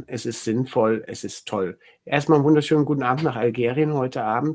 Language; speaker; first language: German; native; German